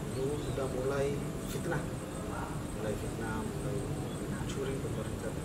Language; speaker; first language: Indonesian; non-native, fluent; Arabic